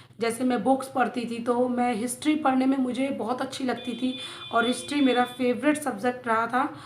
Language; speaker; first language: Hindi; native; Hindi